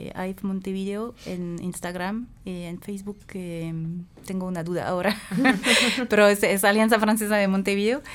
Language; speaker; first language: Spanish; non-native, fluent; French